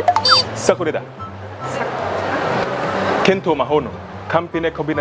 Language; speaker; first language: Japanese; non-native, learner; Indonesian